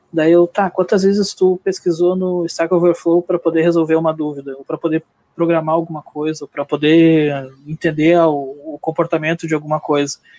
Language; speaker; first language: Portuguese; native; Portuguese